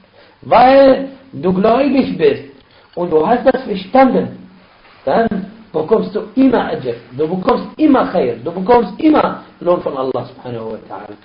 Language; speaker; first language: German; non-native, fluent; Arabic